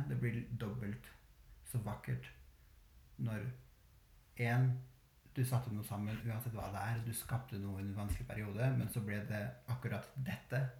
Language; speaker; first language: Norwegian; early bilingual, other home language; Albanian